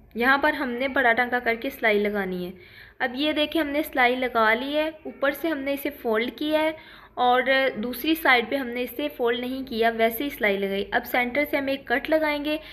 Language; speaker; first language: Urdu; native; Urdu